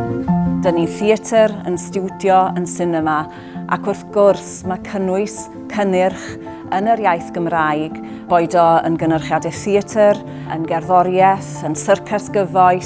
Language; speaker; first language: Welsh; native; Welsh